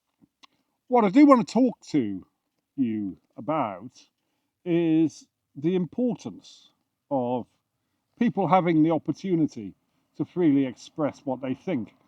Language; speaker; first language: English; native; English